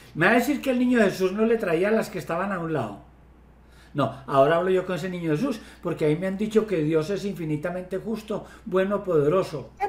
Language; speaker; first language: Spanish; native; Spanish